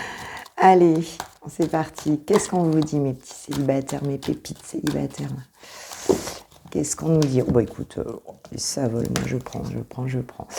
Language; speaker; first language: French; native; French